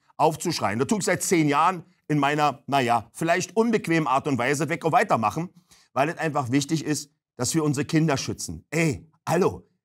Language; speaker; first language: German; native; German